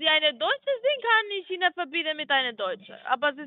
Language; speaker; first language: German; non-native, learner; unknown